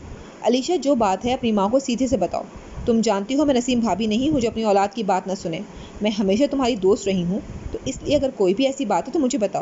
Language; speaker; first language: Urdu; native; Urdu